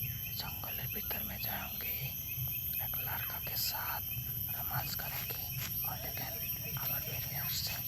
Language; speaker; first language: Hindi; non-native, learner; Bangla